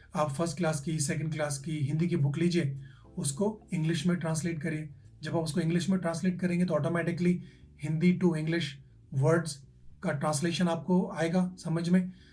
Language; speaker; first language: Hindi; native; Hindi